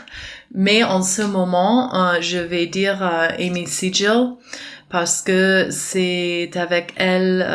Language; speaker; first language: French; non-native, fluent; English